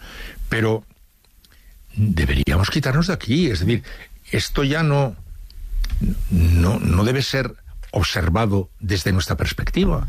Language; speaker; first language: Spanish; native; Spanish